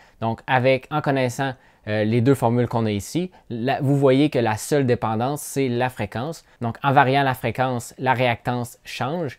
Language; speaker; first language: French; native; French